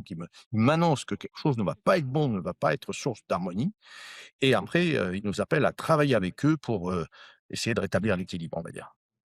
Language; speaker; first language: French; native; French